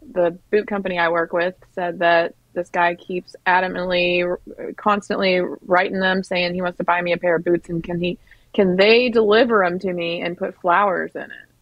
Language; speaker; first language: English; native; English